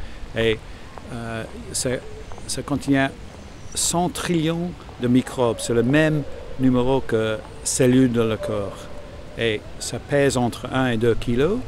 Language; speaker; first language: French; non-native, fluent; English